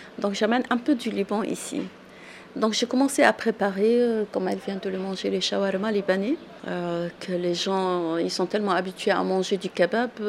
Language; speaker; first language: French; non-native, local second language; Arabic